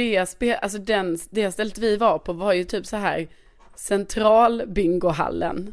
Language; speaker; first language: Swedish; native; Swedish